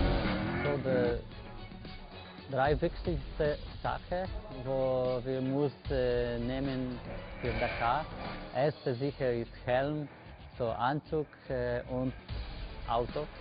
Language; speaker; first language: German; non-native, learner; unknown